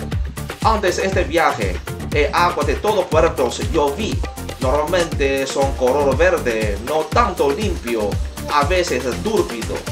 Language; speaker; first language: Spanish; non-native, learner; Chinese